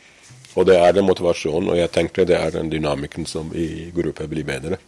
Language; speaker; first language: Norwegian; non-native, fluent; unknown